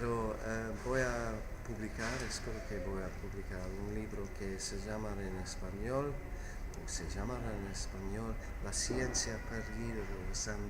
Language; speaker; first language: Spanish; non-native, fluent; English